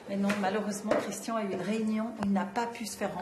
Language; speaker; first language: French; native; French